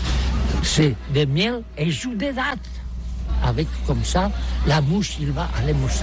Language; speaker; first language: French; non-native, learner; Catalan